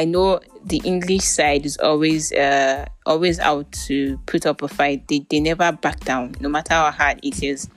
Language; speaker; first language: English; non-native, local second language; Yoruba